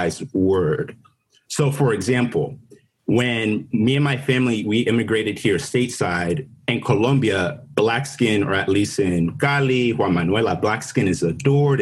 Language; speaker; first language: English; non-native, fluent; Spanish